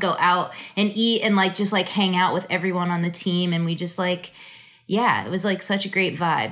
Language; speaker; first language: English; native; English